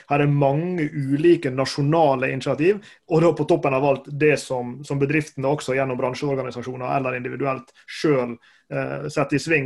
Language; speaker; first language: Norwegian; native; Norwegian